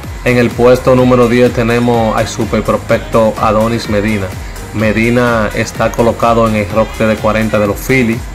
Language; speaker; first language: Spanish; native; Spanish